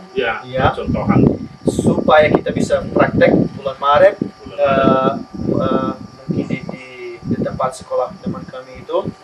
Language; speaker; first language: Indonesian; non-native, learner; Spanish